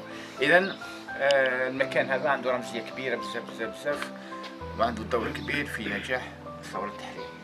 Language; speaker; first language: Arabic; native; Arabic